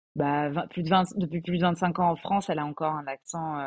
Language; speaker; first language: French; native; French